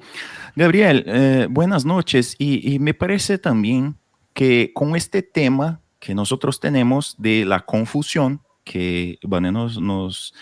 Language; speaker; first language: Spanish; non-native, fluent; Portuguese